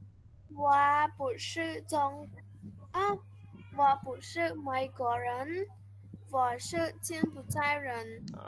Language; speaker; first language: Chinese; non-native, learner; Khmer